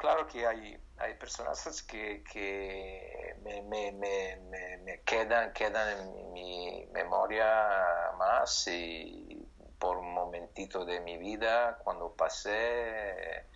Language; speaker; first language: Spanish; non-native, learner; Italian